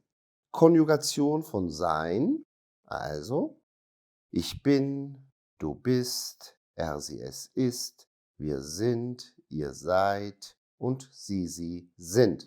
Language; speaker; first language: German; non-native, fluent; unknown